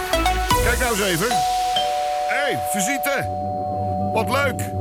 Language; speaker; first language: Dutch; native; Dutch